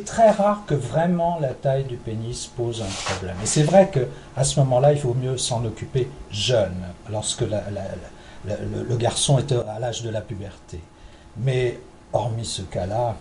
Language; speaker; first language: French; native; French